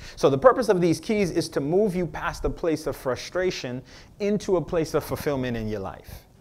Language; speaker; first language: English; native; English